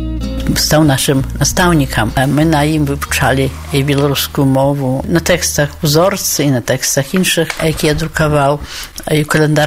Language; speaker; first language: Belarusian; non-native, local second language; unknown